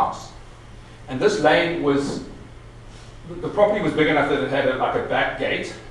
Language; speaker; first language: English; native; English